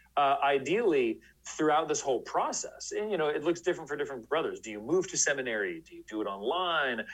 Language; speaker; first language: English; native; English